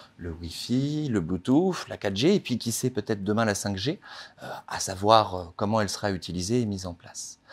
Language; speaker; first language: French; native; French